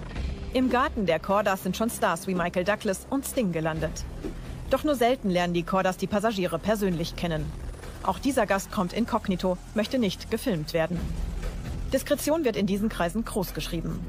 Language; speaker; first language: German; native; German